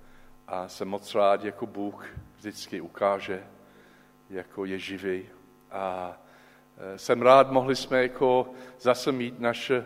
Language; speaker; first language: Czech; non-native, learner; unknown